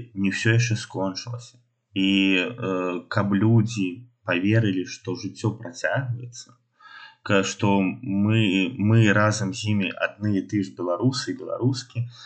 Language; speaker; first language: Belarusian; non-native, local second language; Russian